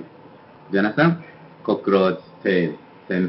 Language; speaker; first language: English; non-native, learner; Japanese